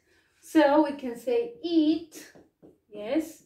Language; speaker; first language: English; non-native, fluent; Spanish